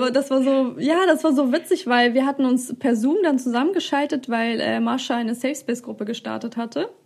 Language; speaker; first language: German; early bilingual, other home language; Russian